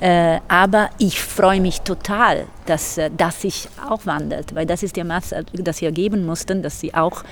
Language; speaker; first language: German; non-native, fluent; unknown